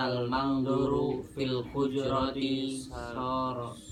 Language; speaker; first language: Arabic; non-native, learner; Indonesian